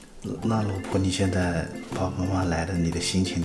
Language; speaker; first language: Chinese; native; Chinese